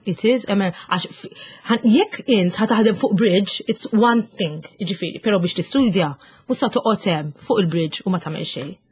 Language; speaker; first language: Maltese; native; Maltese